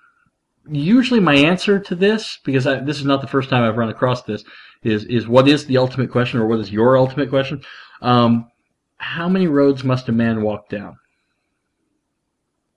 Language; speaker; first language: English; native; English